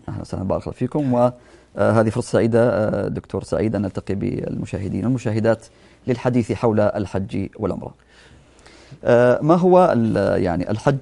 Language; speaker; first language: Arabic; native; Arabic